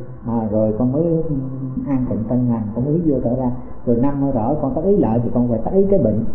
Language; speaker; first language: Vietnamese; native; Vietnamese